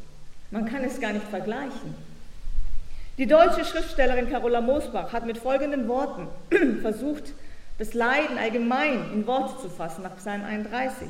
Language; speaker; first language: German; native; German